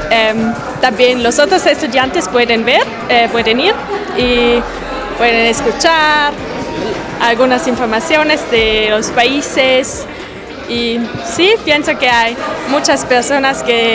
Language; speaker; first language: Spanish; non-native, learner; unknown